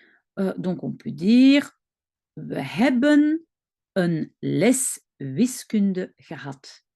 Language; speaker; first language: Dutch; non-native, fluent; French